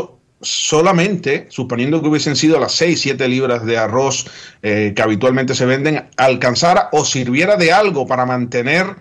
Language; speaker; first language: Spanish; native; Spanish